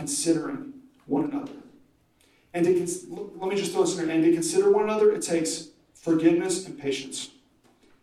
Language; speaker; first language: English; native; English